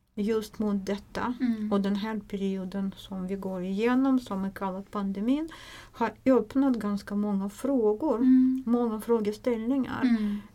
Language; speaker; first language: Swedish; non-native, fluent; Russian